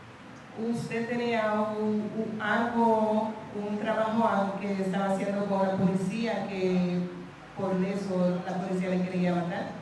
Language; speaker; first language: Spanish; non-native, fluent; Haitian Creole